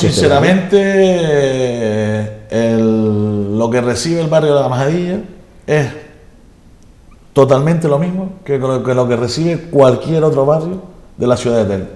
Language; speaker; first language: Spanish; native; Spanish